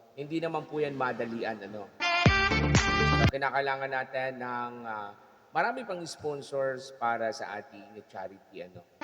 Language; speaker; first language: Filipino; non-native, local second language; Bikol